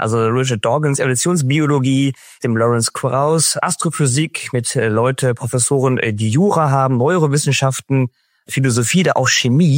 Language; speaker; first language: German; native; German